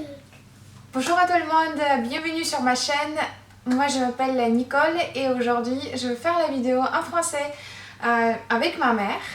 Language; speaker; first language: French; non-native, fluent; Russian